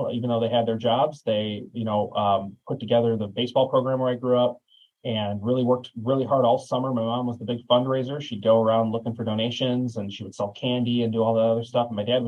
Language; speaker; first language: English; native; English